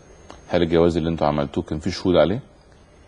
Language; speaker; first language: Arabic; native; Arabic